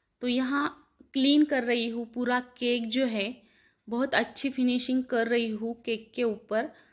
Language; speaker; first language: Hindi; non-native, local second language; Marathi